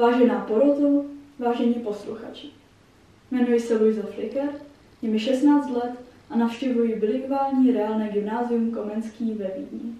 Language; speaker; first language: Czech; early bilingual, heritage; Czech